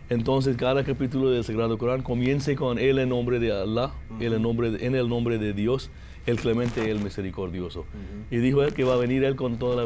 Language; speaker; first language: Spanish; non-native, fluent; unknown